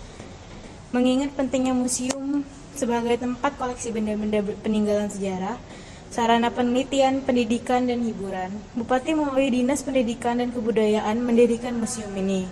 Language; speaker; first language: Indonesian; native; Indonesian